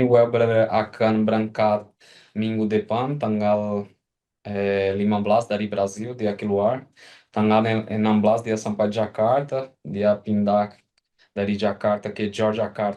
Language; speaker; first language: Indonesian; non-native, fluent; Portuguese